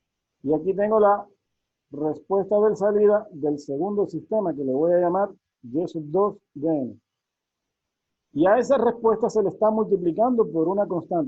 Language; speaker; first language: Spanish; native; Spanish